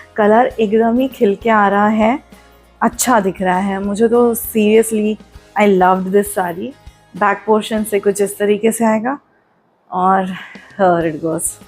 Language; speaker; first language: Hindi; non-native, local second language; Marathi